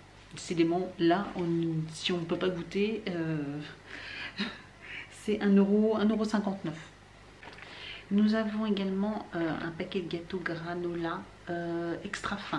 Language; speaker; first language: French; native; French